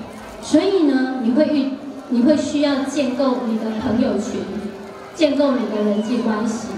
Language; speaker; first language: Chinese; native; Chinese